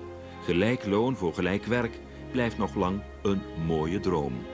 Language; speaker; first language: Dutch; native; Dutch